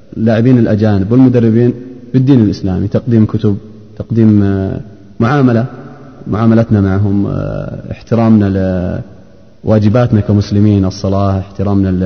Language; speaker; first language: Arabic; native; Arabic